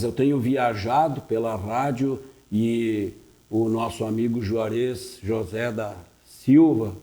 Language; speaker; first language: Portuguese; native; Portuguese